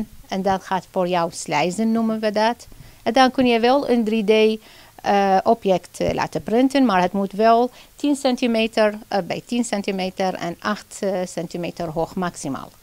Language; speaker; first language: Dutch; non-native, fluent; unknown